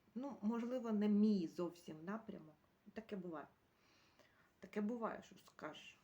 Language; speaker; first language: Ukrainian; native; Ukrainian